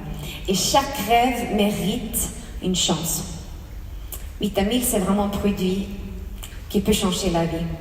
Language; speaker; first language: French; non-native, fluent; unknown